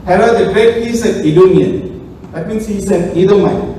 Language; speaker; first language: English; non-native, local second language; Tamil